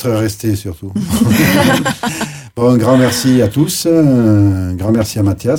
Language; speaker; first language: French; native; French